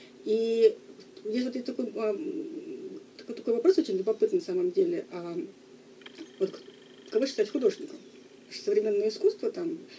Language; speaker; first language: Russian; native; Russian